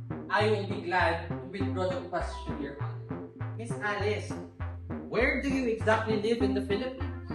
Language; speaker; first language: English; non-native, local second language; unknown